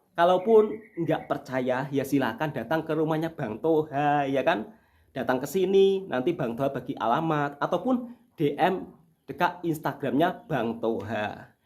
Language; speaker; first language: Indonesian; native; Indonesian